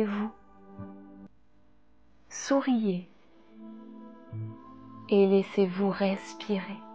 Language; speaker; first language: French; native; French